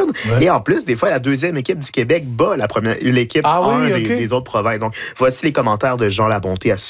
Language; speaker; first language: French; native; French